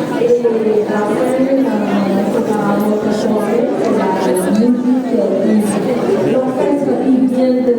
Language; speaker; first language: French; non-native, fluent; Khmer